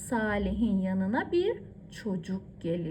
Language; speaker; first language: Turkish; non-native, fluent; Persian